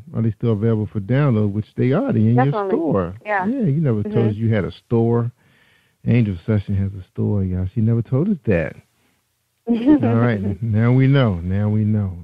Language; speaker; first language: English; native; English